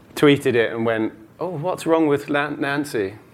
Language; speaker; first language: English; native; English